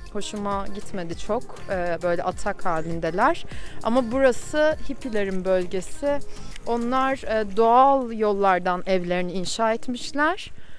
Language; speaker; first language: Turkish; native; Turkish